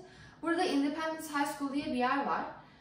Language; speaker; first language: Turkish; early bilingual, heritage; Turkish